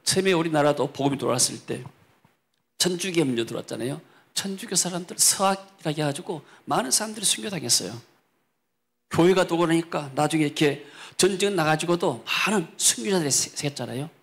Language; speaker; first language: Korean; native; Korean